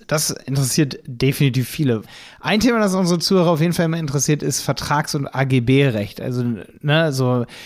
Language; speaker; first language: German; native; German